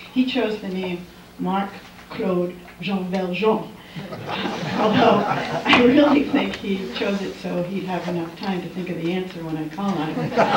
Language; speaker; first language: English; native; English